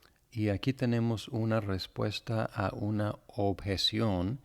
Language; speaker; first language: Spanish; non-native, fluent; English